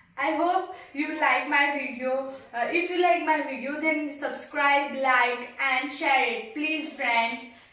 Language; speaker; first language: English; non-native, local second language; Hindi